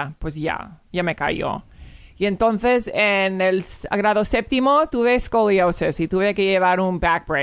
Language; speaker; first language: Spanish; early bilingual, heritage; English